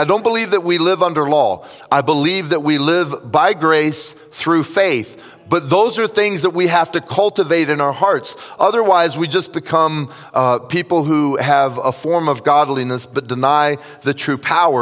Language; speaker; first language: English; native; English